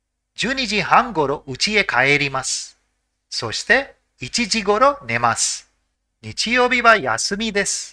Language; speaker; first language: Japanese; non-native, fluent; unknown